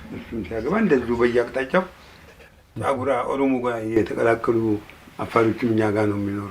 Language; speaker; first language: Amharic; non-native, local second language; Oromo